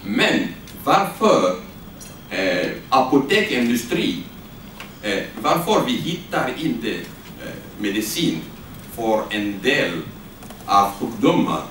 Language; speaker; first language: Swedish; non-native, learner; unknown